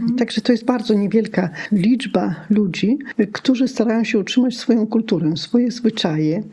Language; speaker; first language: Polish; non-native, local second language; Lithuanian